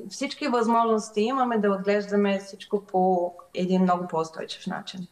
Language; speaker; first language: Bulgarian; early bilingual, heritage; Bulgarian